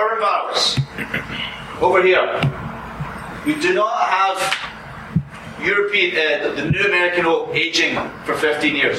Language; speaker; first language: English; native; English